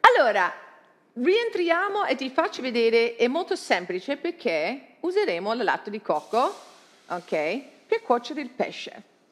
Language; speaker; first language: Italian; non-native, fluent; English